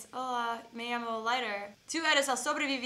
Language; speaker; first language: Spanish; non-native, learner; English